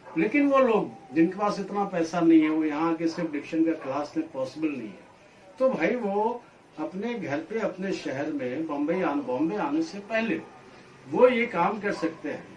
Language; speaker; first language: Hindi; native; Hindi